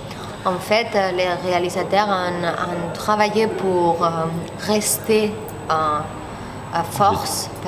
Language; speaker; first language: French; non-native, learner; Spanish